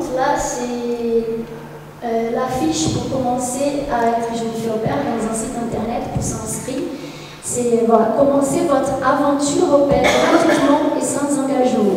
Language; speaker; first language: French; non-native, fluent; Portuguese